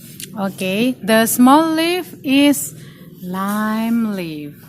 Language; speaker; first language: English; non-native, learner; Indonesian